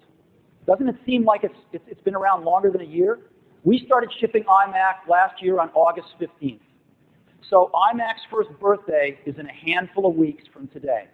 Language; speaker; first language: English; native; English